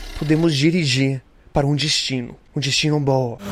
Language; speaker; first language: Portuguese; non-native, learner; English